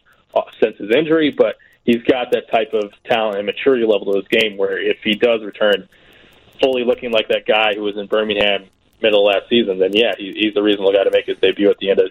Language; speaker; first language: English; native; English